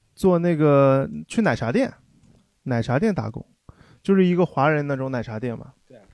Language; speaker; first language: Chinese; non-native, local second language; Wu Chinese